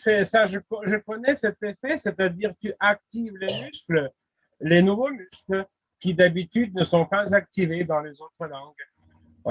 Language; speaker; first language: French; non-native, fluent; Russian